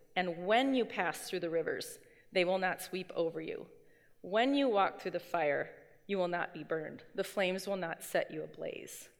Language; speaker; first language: English; native; English